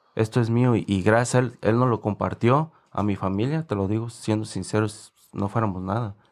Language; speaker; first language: Spanish; native; Spanish